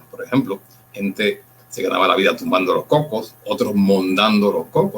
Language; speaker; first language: Spanish; native; Spanish